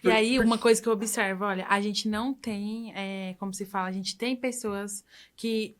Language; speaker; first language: Portuguese; native; Portuguese